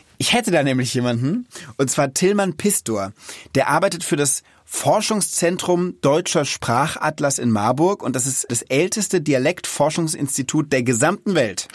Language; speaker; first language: German; native; German